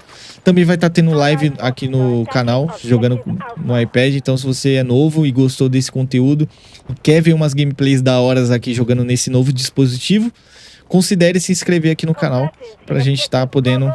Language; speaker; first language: Portuguese; native; Portuguese